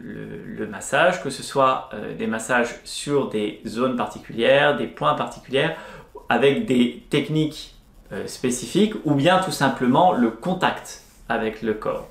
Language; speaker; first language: French; native; French